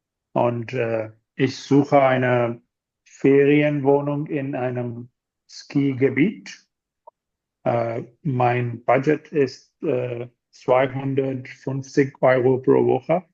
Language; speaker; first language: German; non-native, learner; Urdu